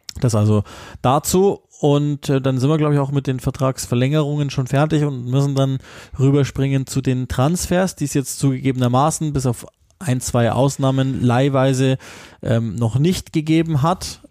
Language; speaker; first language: German; native; German